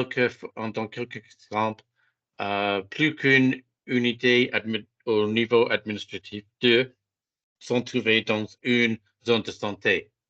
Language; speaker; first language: French; non-native, fluent; English